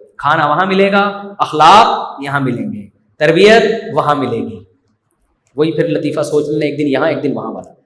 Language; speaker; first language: Urdu; native; Urdu